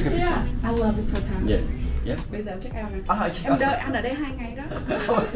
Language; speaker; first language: Vietnamese; early bilingual, heritage; Vietnamese